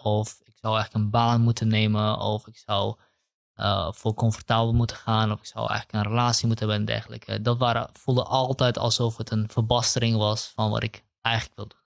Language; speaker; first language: Dutch; early bilingual, other home language; Kurdish